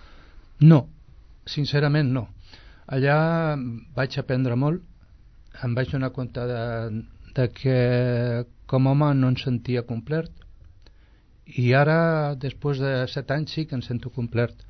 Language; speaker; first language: Catalan; non-native, local second language; Spanish